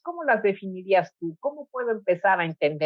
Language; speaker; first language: Spanish; native; Spanish